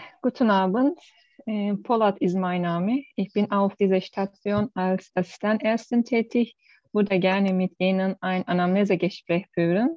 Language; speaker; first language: German; non-native, learner; Turkish